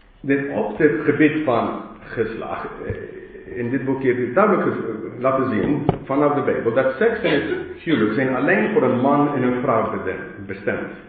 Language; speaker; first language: Dutch; non-native, fluent; English